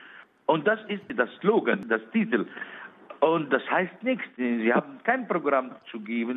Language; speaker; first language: German; non-native, learner; Arabic